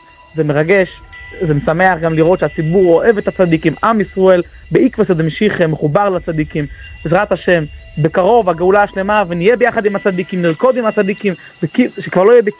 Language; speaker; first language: Hebrew; native; Hebrew